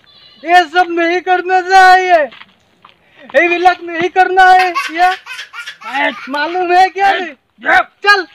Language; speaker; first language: Hindi; non-native, local second language; Assamese